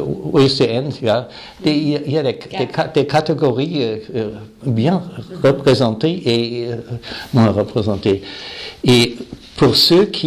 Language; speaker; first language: French; non-native, fluent; German